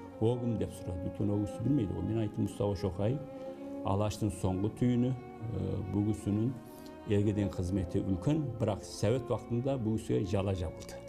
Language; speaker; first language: Kazakh; early bilingual, heritage; Kazakh